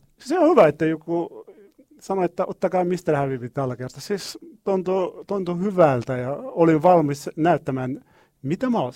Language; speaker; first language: Finnish; non-native, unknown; Arabic